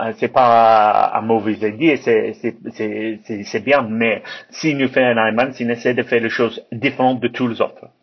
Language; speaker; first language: French; non-native, learner; English